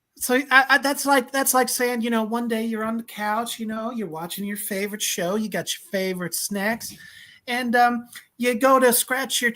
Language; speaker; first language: English; native; English